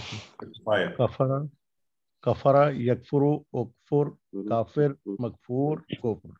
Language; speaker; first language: Arabic; non-native, learner; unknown